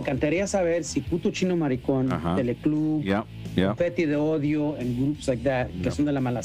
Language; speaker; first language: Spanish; early bilingual, heritage; Spanish